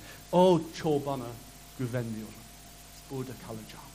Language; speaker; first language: Turkish; non-native, fluent; English